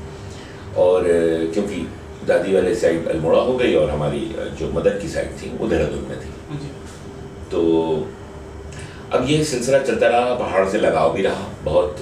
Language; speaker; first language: Hindi; native; Hindi